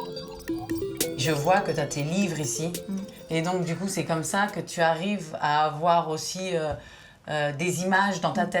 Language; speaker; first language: French; native; French